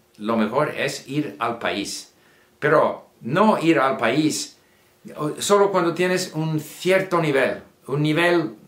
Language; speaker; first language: Spanish; non-native, fluent; English